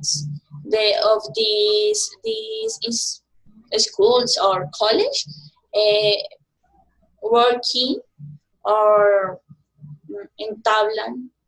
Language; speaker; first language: English; non-native, learner; Spanish